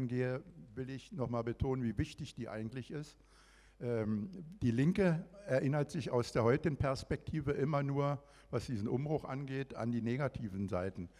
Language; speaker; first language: German; native; German